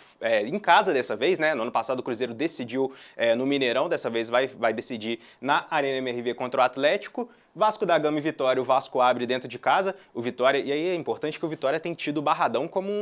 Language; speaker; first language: Portuguese; native; Portuguese